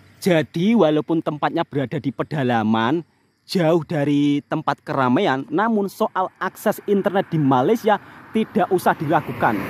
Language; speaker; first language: Indonesian; native; Indonesian